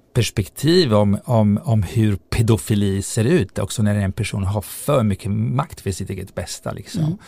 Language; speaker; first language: Swedish; non-native, fluent; Italian